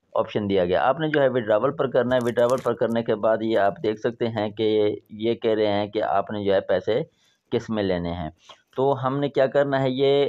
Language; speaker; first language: Urdu; non-native, local second language; Punjabi